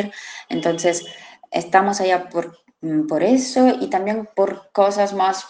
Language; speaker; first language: Spanish; non-native, fluent; Italian